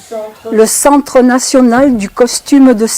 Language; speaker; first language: French; native; French